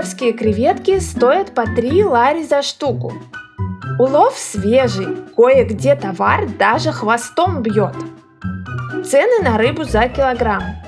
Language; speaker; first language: Russian; native; Russian